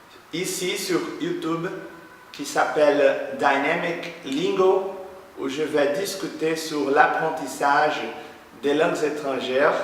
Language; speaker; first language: French; non-native, fluent; Portuguese